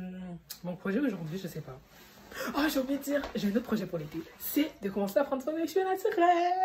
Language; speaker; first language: French; native; French